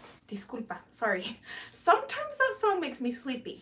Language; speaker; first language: English; early bilingual, other home language; Spanish